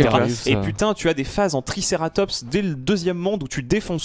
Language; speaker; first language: French; native; French